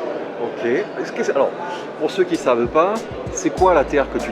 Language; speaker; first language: French; native; French